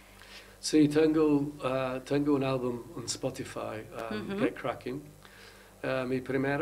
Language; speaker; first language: Spanish; non-native, learner; English